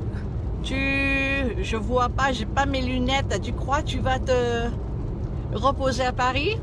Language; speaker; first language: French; non-native, fluent; Thai